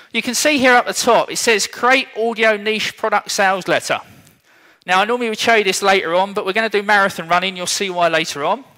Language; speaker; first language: English; native; English